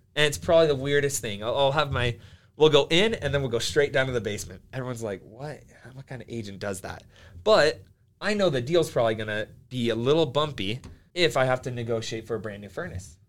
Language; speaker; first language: English; early bilingual, other home language; Finnish